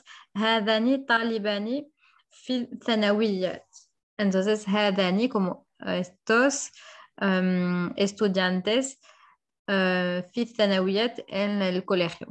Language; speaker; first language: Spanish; non-native, fluent; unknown